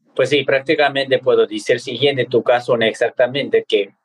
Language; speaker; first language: Spanish; non-native, fluent; Tibetan